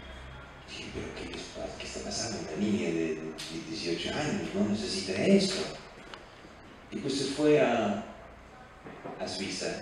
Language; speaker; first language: Spanish; non-native, fluent; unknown